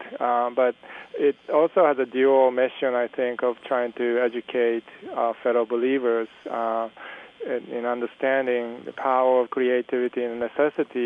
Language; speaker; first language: English; early bilingual, other home language; Japanese